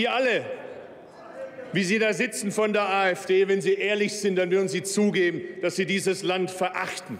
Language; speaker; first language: German; native; German